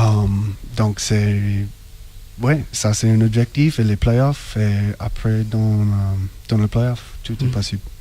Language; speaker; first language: French; non-native, learner; English